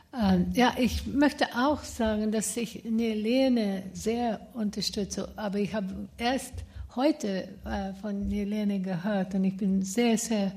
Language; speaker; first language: German; non-native, fluent; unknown